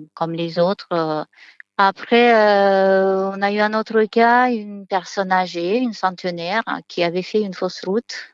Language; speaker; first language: French; non-native, fluent; Romanian